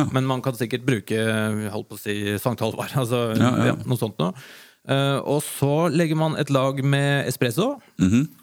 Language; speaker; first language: Norwegian; native; Norwegian